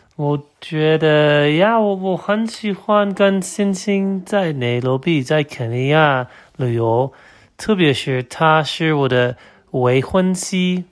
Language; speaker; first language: Chinese; non-native, learner; English